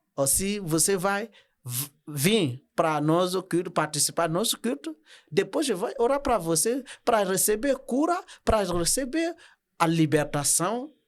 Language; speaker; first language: Portuguese; non-native, learner; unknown